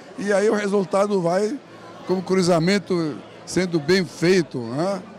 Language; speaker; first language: Portuguese; non-native, fluent; Arabic